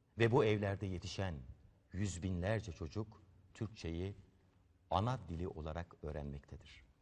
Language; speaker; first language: Turkish; native; Turkish